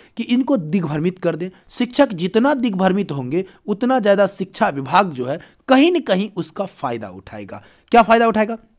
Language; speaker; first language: Hindi; native; Hindi